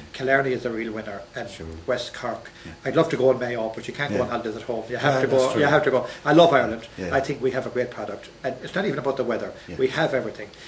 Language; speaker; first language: English; native; English